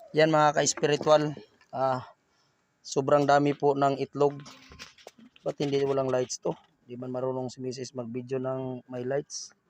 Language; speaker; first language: Filipino; non-native, local second language; Cebuano